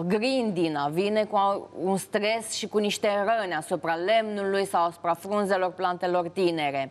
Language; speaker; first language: Romanian; native; Romanian